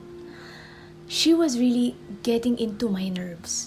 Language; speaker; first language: English; non-native, local second language; Filipino